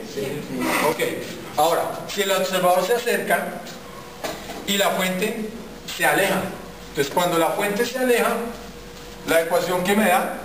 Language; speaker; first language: Spanish; native; Spanish